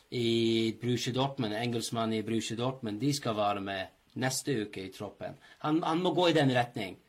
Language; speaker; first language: Norwegian; non-native, fluent; English